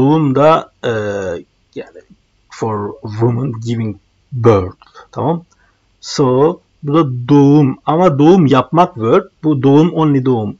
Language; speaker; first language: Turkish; non-native, fluent; Arabic